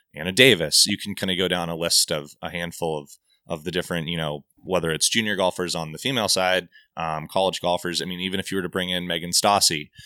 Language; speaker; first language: English; native; English